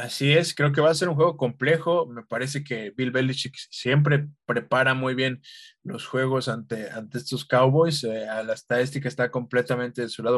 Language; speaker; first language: Spanish; native; Spanish